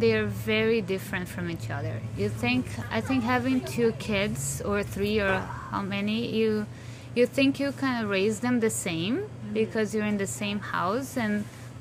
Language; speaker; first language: English; non-native, fluent; Portuguese